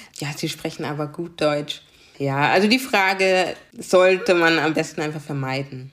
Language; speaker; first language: German; native; German